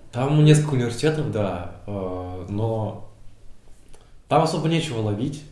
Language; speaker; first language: Russian; native; Russian